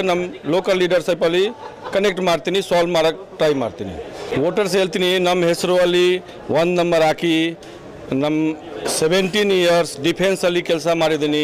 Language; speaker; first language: Kannada; non-native, learner; Hindi